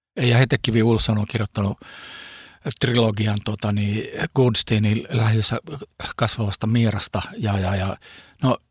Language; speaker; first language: Finnish; early bilingual, heritage; Finnish